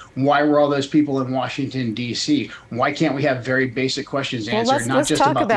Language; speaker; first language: English; native; English